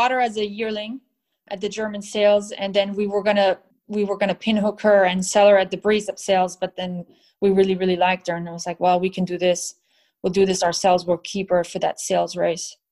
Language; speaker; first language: English; native; English